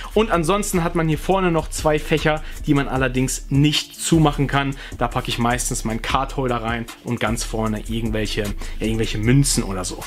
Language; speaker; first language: German; early bilingual, other home language; Portuguese